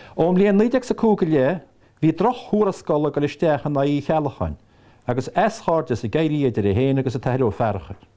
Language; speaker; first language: Irish; native; Irish